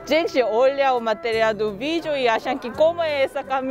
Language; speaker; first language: Portuguese; non-native, fluent; Korean